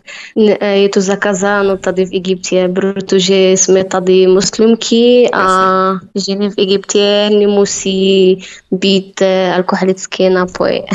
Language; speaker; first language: Czech; non-native, learner; Arabic